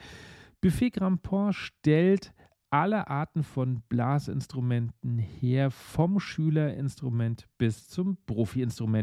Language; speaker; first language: German; native; German